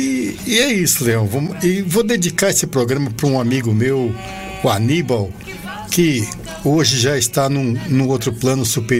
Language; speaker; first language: Portuguese; native; Portuguese